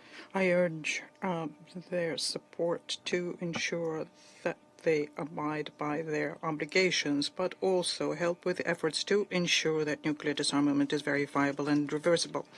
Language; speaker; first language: English; non-native, fluent; Portuguese